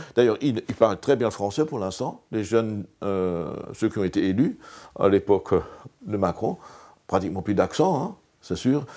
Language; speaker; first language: French; non-native, local second language; Swiss German